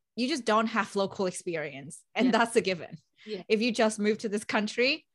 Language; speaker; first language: English; non-native, fluent; Vietnamese